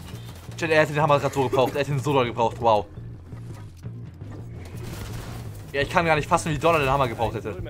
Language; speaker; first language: German; native; German